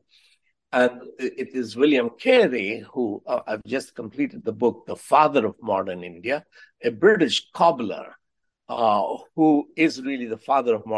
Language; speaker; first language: English; non-native, local second language; Hindi